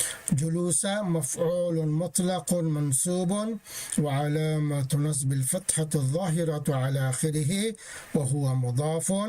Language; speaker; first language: Arabic; non-native, fluent; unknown